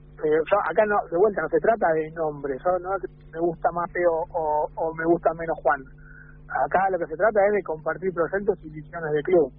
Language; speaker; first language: Spanish; native; Spanish